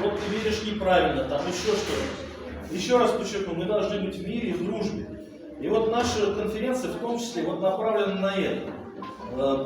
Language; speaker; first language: Russian; native; Russian